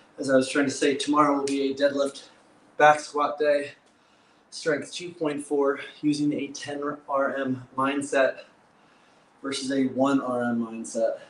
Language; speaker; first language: English; native; English